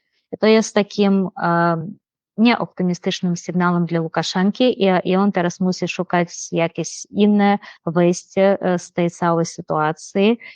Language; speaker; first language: Polish; non-native, fluent; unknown